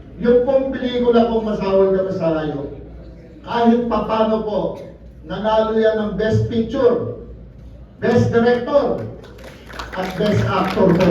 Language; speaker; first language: Filipino; native; Filipino